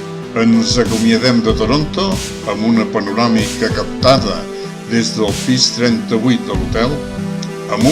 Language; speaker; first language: Catalan; native; Catalan